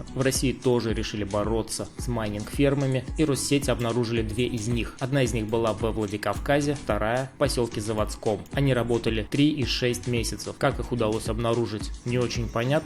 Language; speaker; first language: Russian; native; Russian